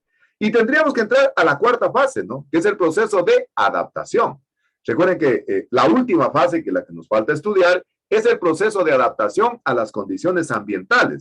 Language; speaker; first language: Spanish; native; Spanish